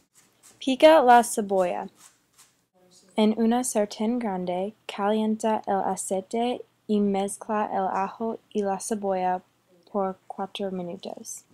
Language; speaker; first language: Spanish; non-native, learner; English